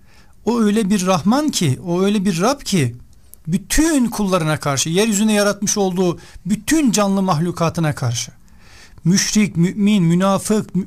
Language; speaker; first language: Turkish; native; Turkish